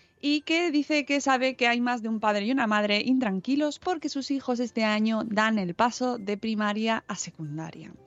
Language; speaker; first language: Spanish; native; Spanish